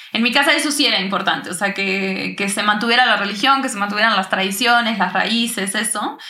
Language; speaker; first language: Spanish; native; Spanish